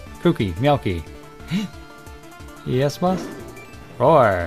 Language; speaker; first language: English; native; English